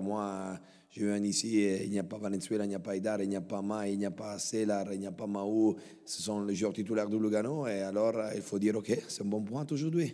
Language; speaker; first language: French; non-native, local second language; Italian